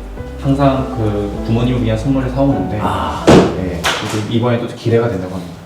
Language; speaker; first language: Korean; native; Korean